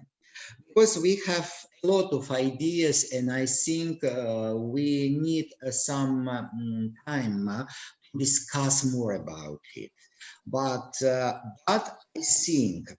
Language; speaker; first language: English; non-native, learner; Russian